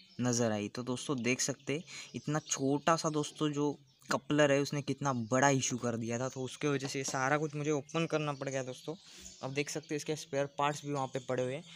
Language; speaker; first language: Hindi; non-native, local second language; Marathi